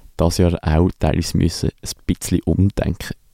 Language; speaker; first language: German; native; German